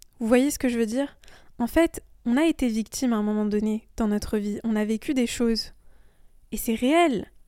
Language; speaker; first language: French; early bilingual, other home language; Persian